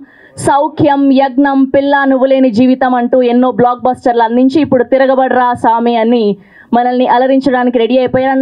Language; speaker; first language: Telugu; native; Telugu